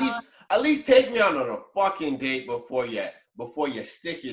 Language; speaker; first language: English; native; English